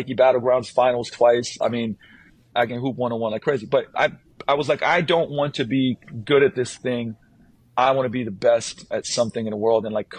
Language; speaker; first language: English; non-native, fluent; Slovenian